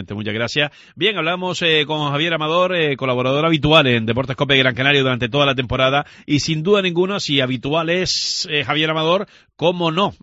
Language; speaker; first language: Spanish; native; Spanish